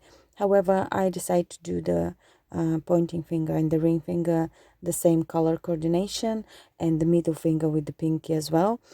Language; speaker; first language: English; non-native, fluent; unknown